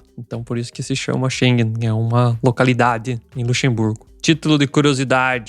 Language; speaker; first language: Portuguese; native; Portuguese